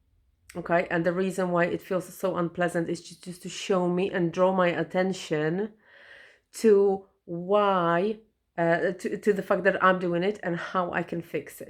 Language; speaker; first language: English; non-native, fluent; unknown